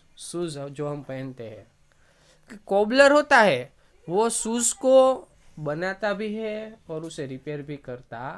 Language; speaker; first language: Hindi; non-native, local second language; Gujarati